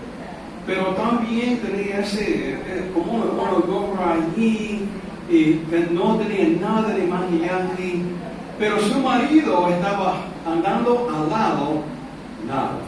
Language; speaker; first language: Spanish; non-native, fluent; English